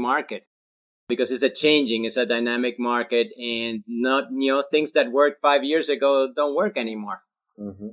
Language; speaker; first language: English; non-native, fluent; Spanish